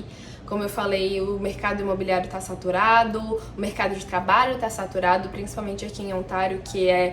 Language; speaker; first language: Portuguese; native; Portuguese